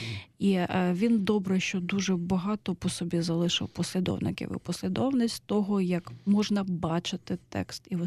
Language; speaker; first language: Ukrainian; native; Ukrainian